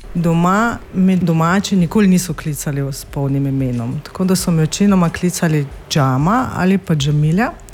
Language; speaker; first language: Slovenian; non-native, fluent; Russian